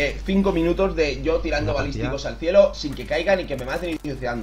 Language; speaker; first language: Spanish; native; Spanish